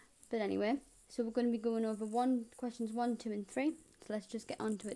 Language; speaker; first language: English; native; English